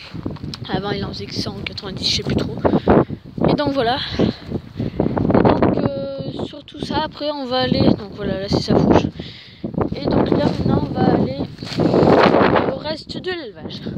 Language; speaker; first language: French; native; French